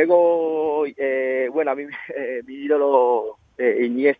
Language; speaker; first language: Spanish; non-native, learner; Japanese